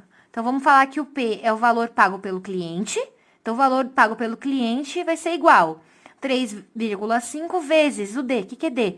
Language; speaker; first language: Portuguese; native; Portuguese